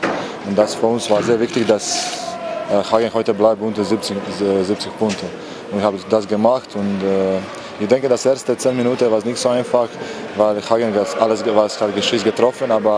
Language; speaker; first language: German; non-native, learner; Croatian